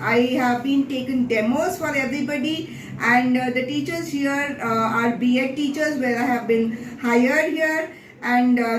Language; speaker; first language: English; non-native, local second language; Telugu